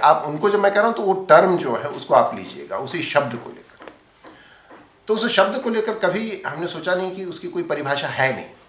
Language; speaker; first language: Hindi; non-native, local second language; Marathi